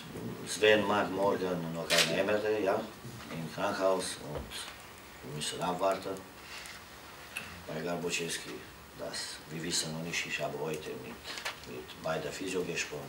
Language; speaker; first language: German; non-native, learner; Romanian